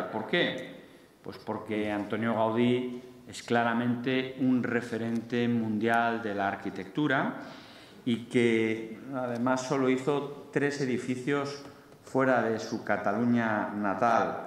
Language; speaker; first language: Spanish; native; Spanish